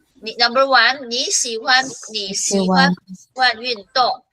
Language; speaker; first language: Chinese; non-native, fluent; Filipino